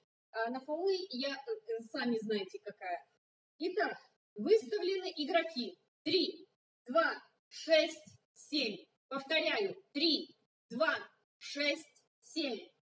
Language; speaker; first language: Russian; native; Russian